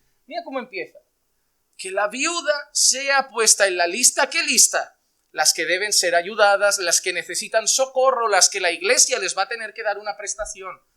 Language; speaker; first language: Spanish; native; Spanish